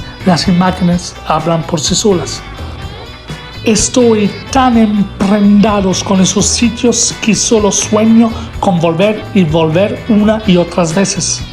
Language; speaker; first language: Spanish; non-native, fluent; Italian